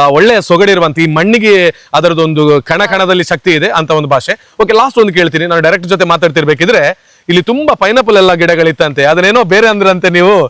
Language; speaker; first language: Kannada; native; Kannada